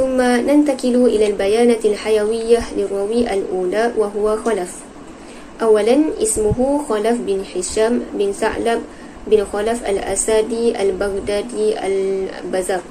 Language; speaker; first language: Arabic; non-native, learner; Malay